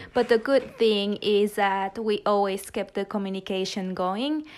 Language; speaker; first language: English; non-native, fluent; Spanish